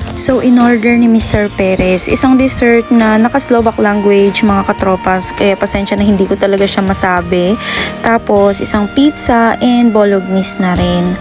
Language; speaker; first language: Filipino; non-native, local second language; Hiligaynon